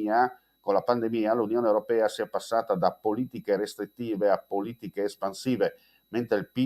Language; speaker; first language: Italian; native; Italian